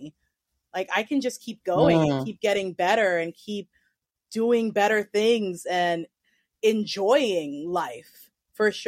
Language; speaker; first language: English; native; English